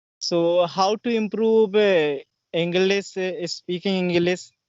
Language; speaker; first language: English; non-native, learner; Hindi